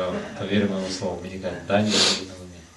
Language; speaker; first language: Russian; native; Russian